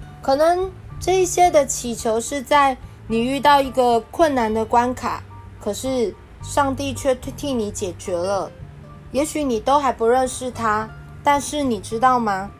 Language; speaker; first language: Chinese; native; Chinese